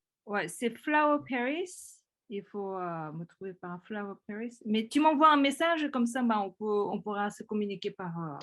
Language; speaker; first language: French; early bilingual, other home language; Korean